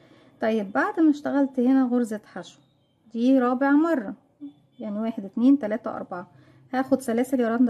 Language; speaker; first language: Arabic; native; Arabic